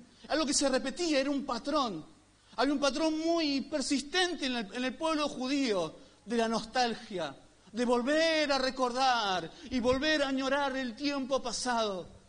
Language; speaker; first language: Spanish; native; Spanish